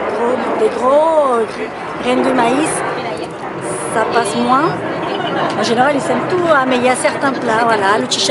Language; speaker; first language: French; non-native, fluent; Spanish